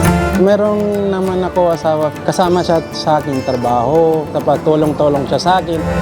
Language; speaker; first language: Filipino; non-native, learner; Punjabi